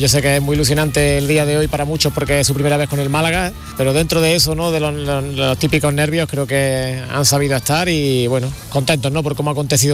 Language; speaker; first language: Spanish; native; Spanish